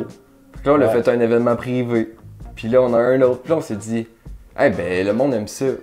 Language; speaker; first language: French; native; French